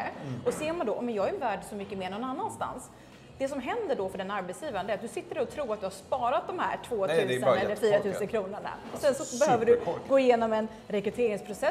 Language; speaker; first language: Swedish; native; Swedish